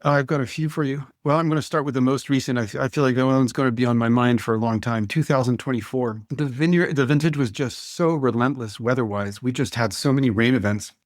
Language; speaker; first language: English; non-native, fluent; French